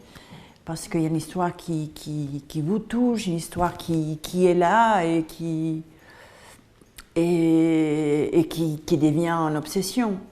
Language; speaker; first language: French; non-native, fluent; Spanish